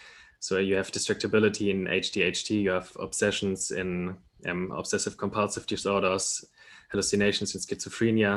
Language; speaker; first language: English; non-native, fluent; German